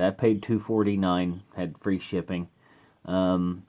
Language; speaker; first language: English; native; English